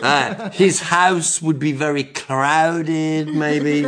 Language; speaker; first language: English; non-native, fluent; Italian